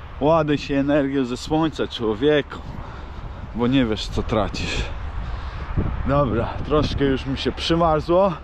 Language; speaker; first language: Polish; non-native, fluent; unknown